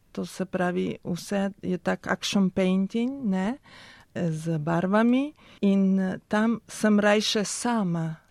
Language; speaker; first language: Slovenian; early bilingual, heritage; Spanish